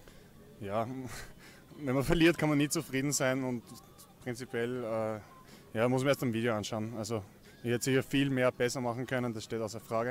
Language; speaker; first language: German; native; German